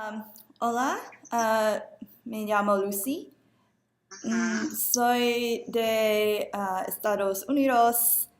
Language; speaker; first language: Spanish; non-native, learner; English